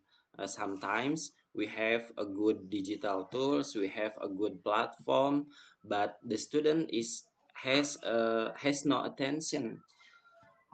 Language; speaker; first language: English; non-native, fluent; Indonesian